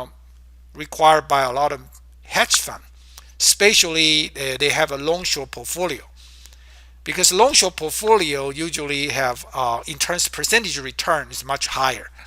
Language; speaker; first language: English; non-native, fluent; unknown